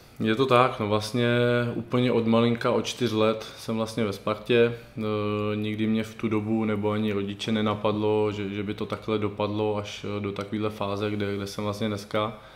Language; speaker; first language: Czech; native; Czech